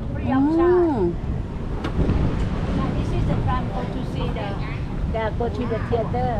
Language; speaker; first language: English; non-native, fluent; Thai